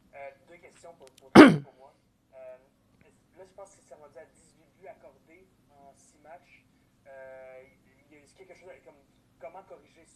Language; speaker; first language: French; native; French